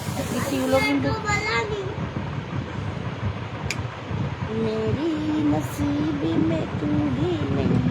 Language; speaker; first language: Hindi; non-native, local second language; Bangla